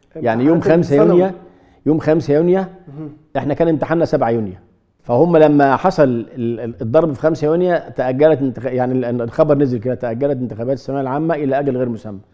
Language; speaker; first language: Arabic; native; Arabic